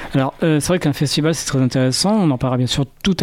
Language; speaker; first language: French; native; French